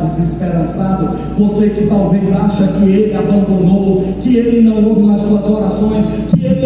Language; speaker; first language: Portuguese; native; Portuguese